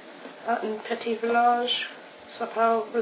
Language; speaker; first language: French; non-native, learner; English